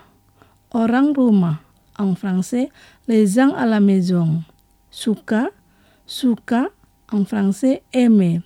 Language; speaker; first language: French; non-native, local second language; Indonesian